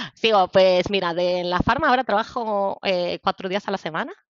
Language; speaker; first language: Spanish; native; Spanish